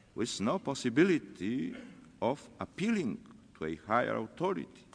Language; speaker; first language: English; non-native, fluent; Polish